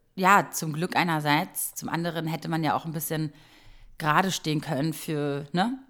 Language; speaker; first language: German; early bilingual, other home language; Croatian